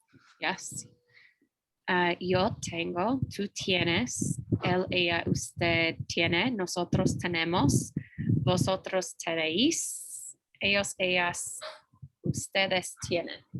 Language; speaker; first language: Spanish; non-native, learner; English